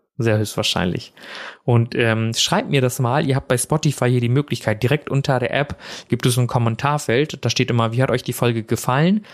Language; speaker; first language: German; early bilingual, other home language; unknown